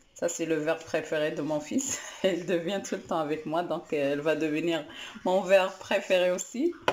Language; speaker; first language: French; non-native, local second language; Arabic